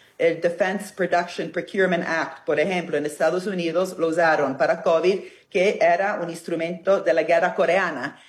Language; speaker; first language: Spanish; non-native, fluent; Italian